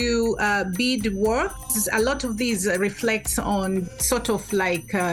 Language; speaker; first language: English; non-native, local second language; Swahili